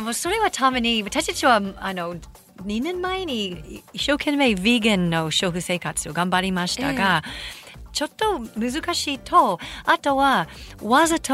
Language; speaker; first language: Japanese; non-native, fluent; English